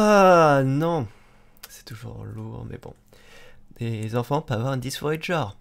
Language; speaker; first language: French; native; French